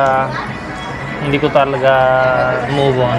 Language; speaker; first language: Filipino; non-native, learner; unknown